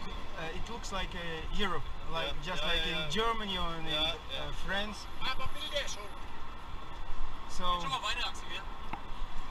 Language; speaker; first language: English; non-native, learner; Russian